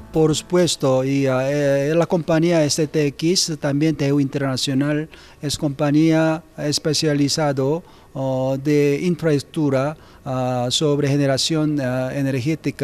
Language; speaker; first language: Spanish; non-native, learner; Korean